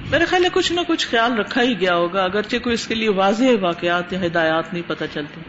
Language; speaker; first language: Urdu; non-native, local second language; Punjabi